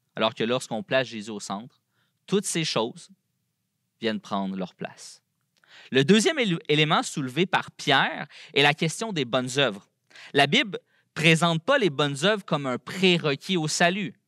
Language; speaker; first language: French; native; French